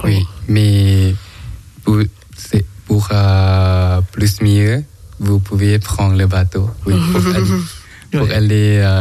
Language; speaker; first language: French; non-native, learner; Thai